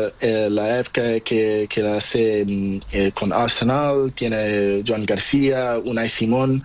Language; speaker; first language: Spanish; non-native, learner; Portuguese